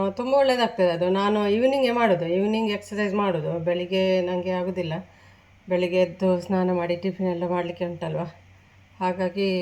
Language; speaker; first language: Kannada; native; Kannada